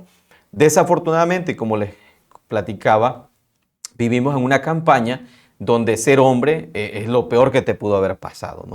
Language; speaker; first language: Spanish; native; Spanish